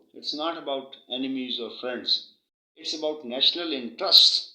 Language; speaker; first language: English; non-native, local second language; Urdu